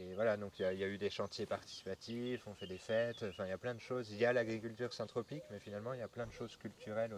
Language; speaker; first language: French; native; French